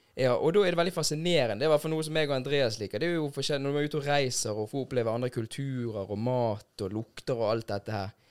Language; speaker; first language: Norwegian; native; Norwegian